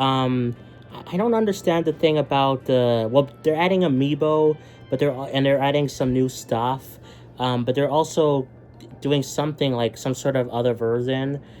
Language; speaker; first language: English; native; English